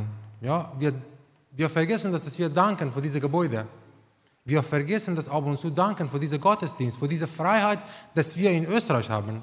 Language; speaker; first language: German; non-native, fluent; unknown